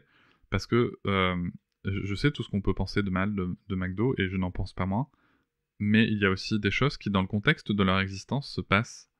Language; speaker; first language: French; native; French